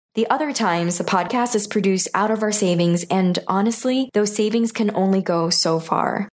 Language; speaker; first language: English; native; English